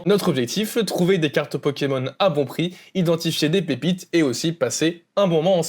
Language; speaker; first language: French; native; French